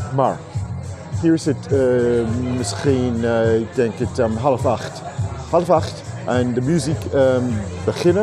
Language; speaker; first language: Dutch; non-native, learner; English